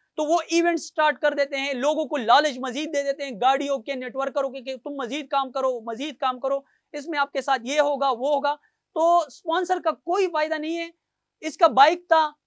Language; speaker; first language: Urdu; non-native, local second language; Pashto